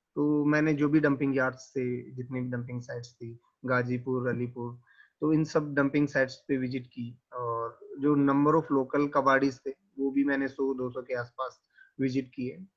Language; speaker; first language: Hindi; native; Hindi